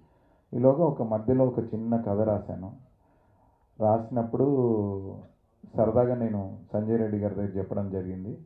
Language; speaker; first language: Telugu; native; Telugu